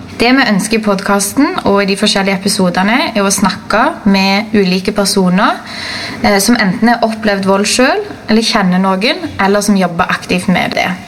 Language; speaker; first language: Norwegian; native; Norwegian